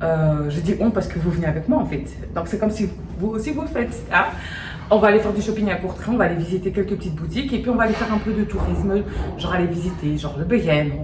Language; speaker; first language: French; native; French